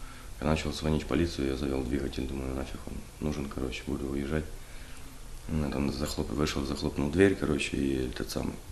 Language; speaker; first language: Russian; native; Russian